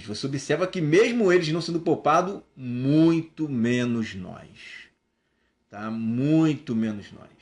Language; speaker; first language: Portuguese; native; Portuguese